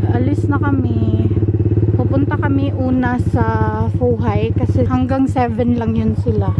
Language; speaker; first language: Filipino; non-native, local second language; Cebuano